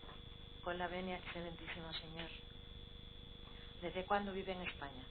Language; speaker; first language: Spanish; native; Spanish